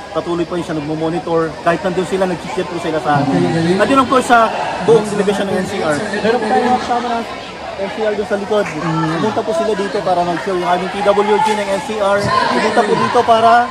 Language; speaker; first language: Filipino; native; Filipino